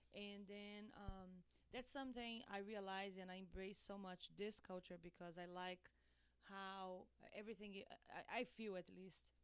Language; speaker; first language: English; non-native, learner; Portuguese